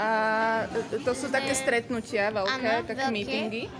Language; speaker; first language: Slovak; native; Slovak